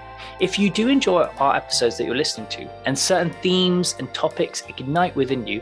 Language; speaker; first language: English; native; English